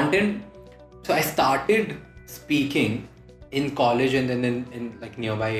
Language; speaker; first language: English; non-native, local second language; Hindi